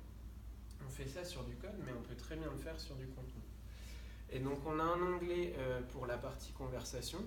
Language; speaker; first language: French; native; French